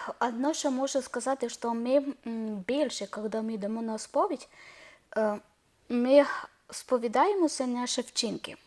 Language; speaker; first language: Ukrainian; non-native, learner; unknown